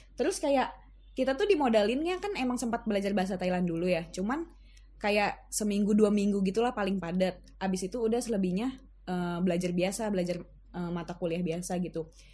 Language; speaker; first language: Indonesian; native; Indonesian